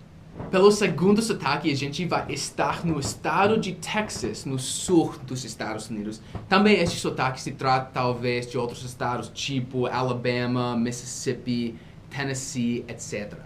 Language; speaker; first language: Portuguese; non-native, fluent; English